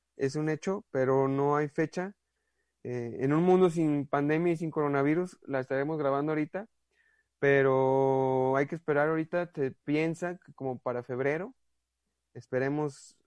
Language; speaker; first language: Spanish; native; Spanish